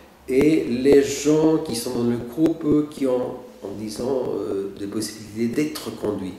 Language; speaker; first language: French; non-native, fluent; Spanish